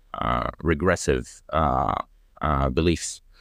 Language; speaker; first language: English; non-native, fluent; Arabic